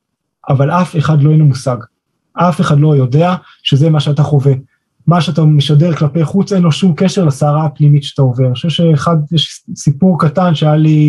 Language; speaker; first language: Hebrew; native; Hebrew